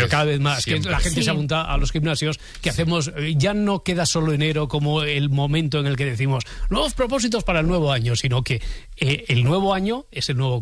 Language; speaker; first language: Spanish; native; Spanish